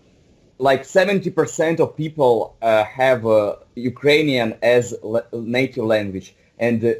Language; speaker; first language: English; non-native, fluent; Russian